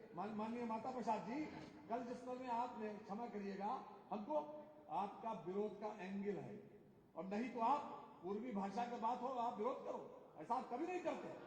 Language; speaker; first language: Hindi; native; Hindi